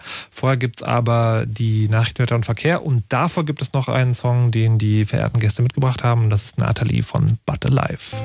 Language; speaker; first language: German; native; German